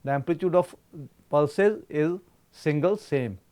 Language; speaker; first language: English; non-native, local second language; Punjabi